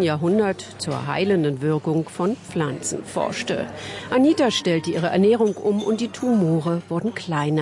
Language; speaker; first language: German; native; German